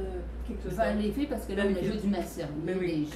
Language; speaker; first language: French; native; French